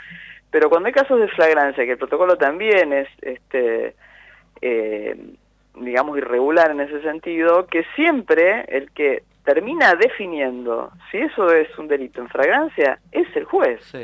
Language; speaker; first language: Spanish; native; Spanish